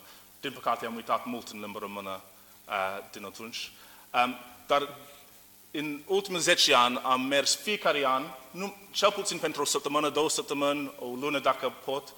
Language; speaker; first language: Romanian; non-native, learner; English